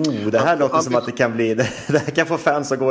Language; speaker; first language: Swedish; native; Swedish